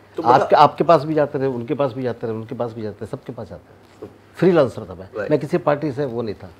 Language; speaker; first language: Hindi; native; Hindi